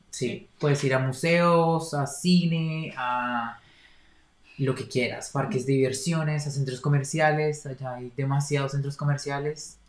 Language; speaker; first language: Spanish; native; Spanish